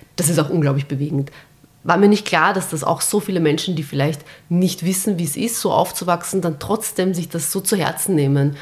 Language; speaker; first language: German; early bilingual, other home language; Bosnian